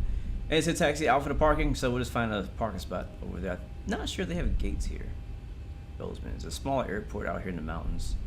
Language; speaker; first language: English; native; English